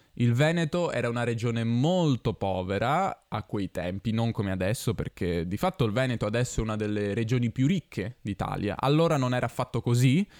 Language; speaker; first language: Italian; native; Italian